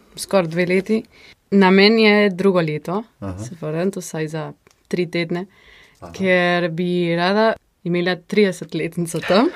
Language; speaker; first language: Slovenian; early bilingual, heritage; Slovenian